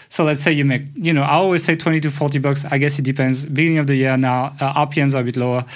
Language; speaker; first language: English; non-native, fluent; French